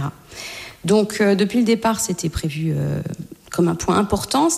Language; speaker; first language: French; native; French